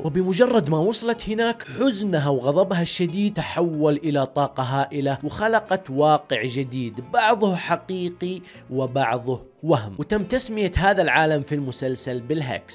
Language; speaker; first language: Arabic; native; Arabic